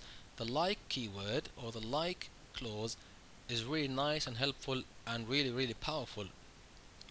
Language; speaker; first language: English; non-native, fluent; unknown